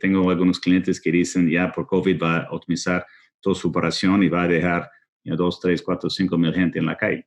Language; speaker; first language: Spanish; non-native, fluent; English